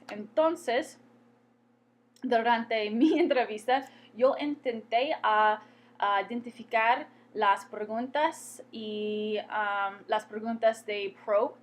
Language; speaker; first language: Spanish; non-native, fluent; English